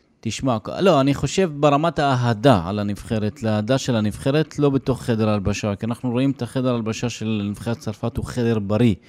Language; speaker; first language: Hebrew; non-native, local second language; Arabic